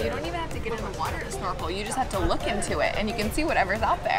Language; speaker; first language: English; native; English